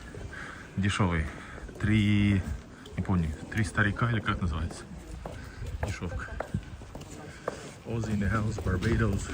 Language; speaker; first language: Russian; early bilingual, heritage; Russian